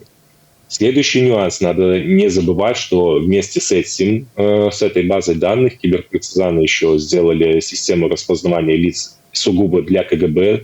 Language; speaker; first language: Russian; native; Russian